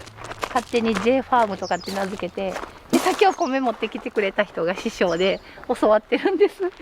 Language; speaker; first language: Japanese; native; Japanese